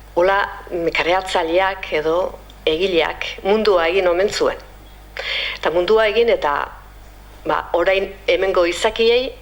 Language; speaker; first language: Basque; native; Basque